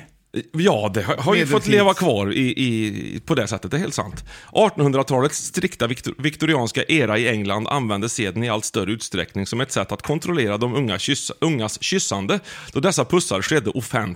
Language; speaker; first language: Swedish; native; Swedish